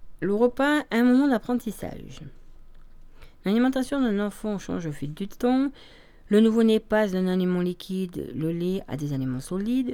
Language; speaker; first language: French; native; French